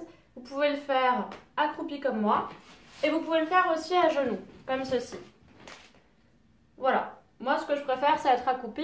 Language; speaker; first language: French; native; French